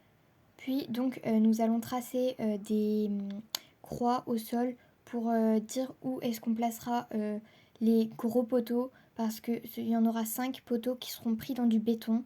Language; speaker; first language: French; native; French